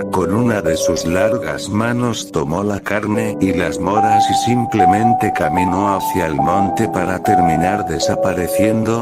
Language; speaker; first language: Spanish; native; Spanish